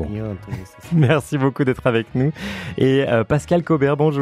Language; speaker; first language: French; native; French